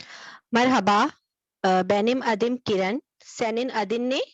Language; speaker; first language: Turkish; non-native, learner; Urdu